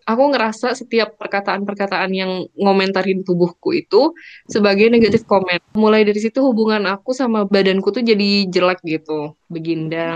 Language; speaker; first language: Indonesian; native; Indonesian